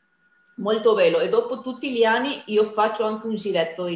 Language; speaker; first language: Italian; non-native, fluent; Spanish